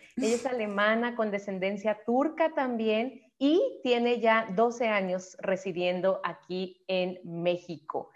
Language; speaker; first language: Spanish; native; Spanish